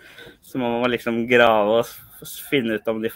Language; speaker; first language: Norwegian; early bilingual, other home language; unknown